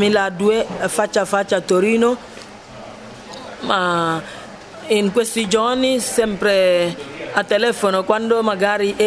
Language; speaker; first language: Italian; non-native, fluent; Ibibio